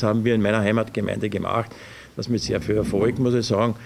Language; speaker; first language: German; native; German